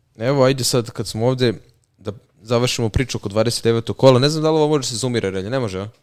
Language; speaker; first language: Serbian; native; Serbian